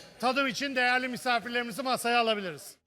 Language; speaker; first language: Turkish; native; Turkish